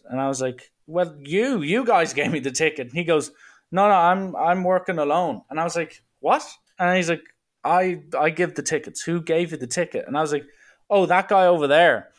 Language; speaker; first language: English; native; English